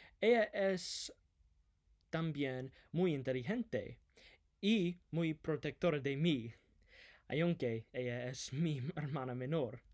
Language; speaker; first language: Spanish; non-native, learner; English